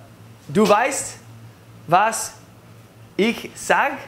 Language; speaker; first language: German; non-native, learner; English